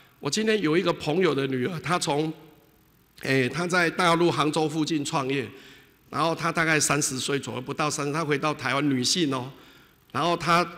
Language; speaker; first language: Chinese; native; Chinese